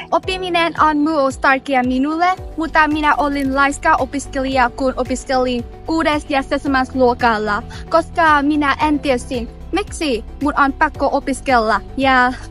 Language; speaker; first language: Finnish; non-native, learner; Vietnamese